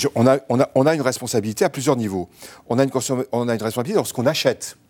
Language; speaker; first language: French; native; French